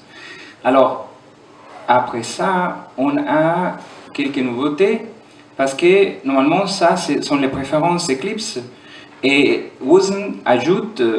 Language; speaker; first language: French; non-native, fluent; German